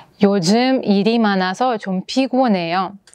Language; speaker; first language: Korean; non-native, fluent; Russian